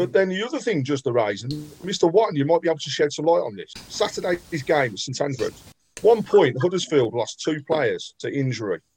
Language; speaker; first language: English; native; English